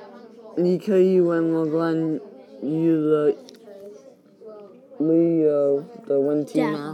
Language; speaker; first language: Chinese; non-native, learner; English